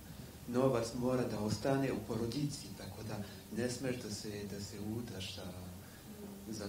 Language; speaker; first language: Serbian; non-native, learner; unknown